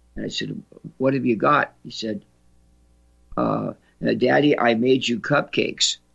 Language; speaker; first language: English; native; English